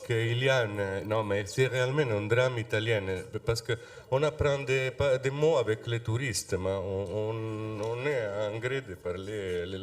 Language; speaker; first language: French; non-native, fluent; Italian